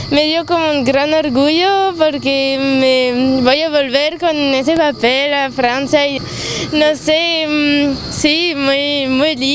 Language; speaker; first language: Spanish; non-native, fluent; French